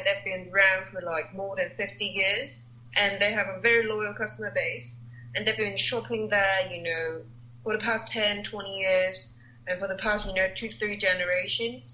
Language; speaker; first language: English; non-native, local second language; Cantonese